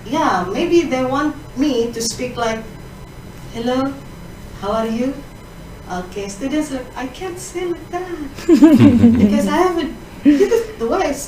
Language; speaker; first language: English; non-native, fluent; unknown